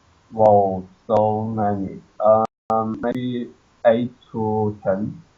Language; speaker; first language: English; non-native, learner; Chinese